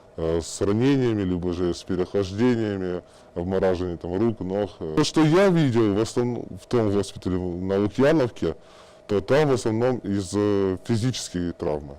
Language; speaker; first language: Russian; native; Russian